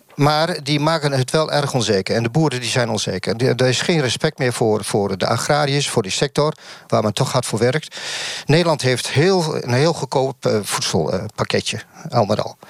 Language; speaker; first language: Dutch; native; Dutch